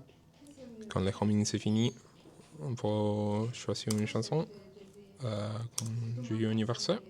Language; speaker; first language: French; non-native, learner; Spanish